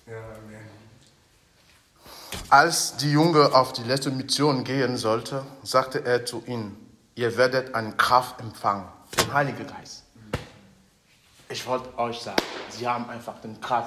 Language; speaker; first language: German; non-native, fluent; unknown